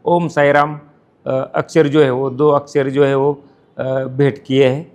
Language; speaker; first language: Hindi; non-native, local second language; Marathi